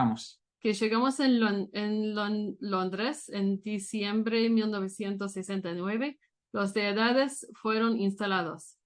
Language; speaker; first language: Spanish; non-native, learner; English